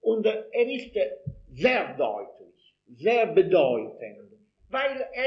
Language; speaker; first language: German; non-native, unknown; Italian